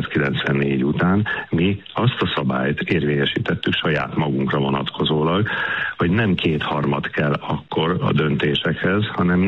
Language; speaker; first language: Hungarian; native; Hungarian